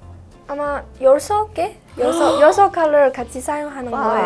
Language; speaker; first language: Korean; non-native, learner; Chinese